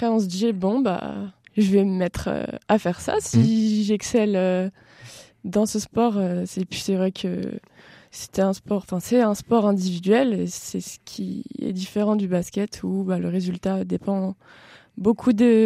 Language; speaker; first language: French; native; French